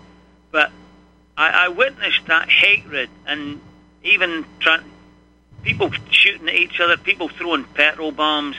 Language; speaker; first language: English; native; English